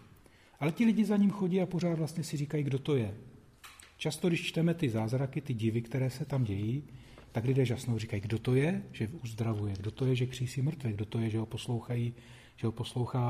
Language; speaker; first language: Czech; native; Czech